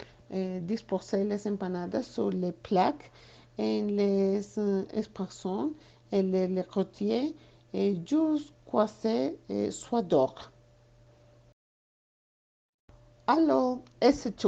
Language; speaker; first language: French; non-native, learner; Spanish